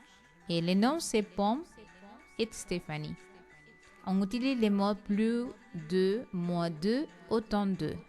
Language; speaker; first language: French; non-native, learner; Spanish